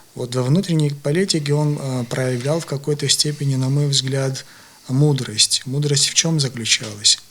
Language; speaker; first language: Russian; non-native, local second language; Abkhazian